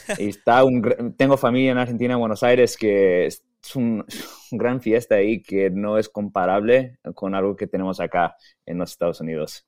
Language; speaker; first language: Spanish; early bilingual, heritage; Spanish